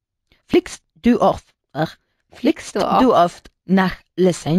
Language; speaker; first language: German; non-native, learner; Spanish